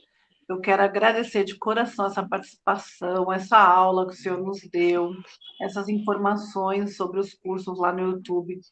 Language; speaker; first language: Portuguese; native; Portuguese